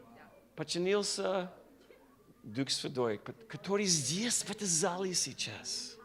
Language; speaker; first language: Russian; non-native, learner; English